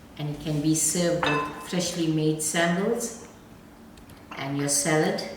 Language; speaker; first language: English; native; English